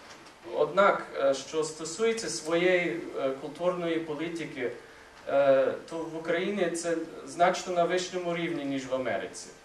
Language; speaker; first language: Ukrainian; non-native, fluent; English